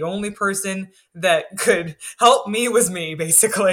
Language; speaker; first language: English; native; English